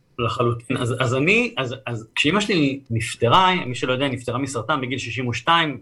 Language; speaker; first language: Hebrew; native; Hebrew